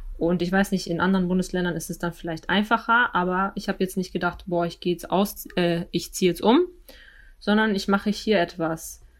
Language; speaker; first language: German; early bilingual, other home language; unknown